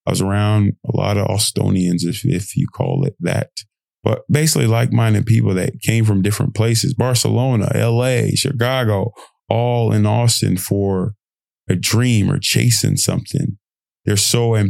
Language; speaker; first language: English; native; English